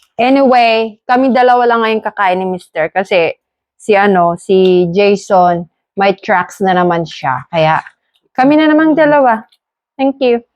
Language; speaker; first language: Filipino; native; Filipino